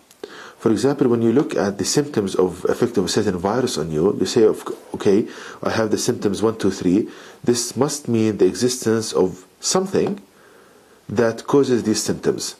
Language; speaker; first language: English; non-native, fluent; Arabic